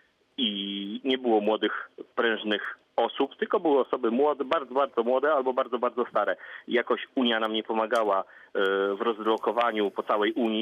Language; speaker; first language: Polish; native; Polish